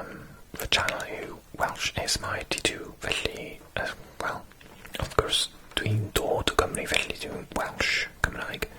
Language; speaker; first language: Welsh; non-native, local second language; English